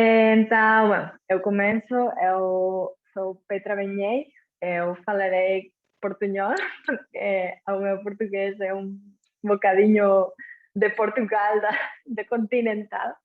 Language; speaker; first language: Portuguese; non-native, fluent; Catalan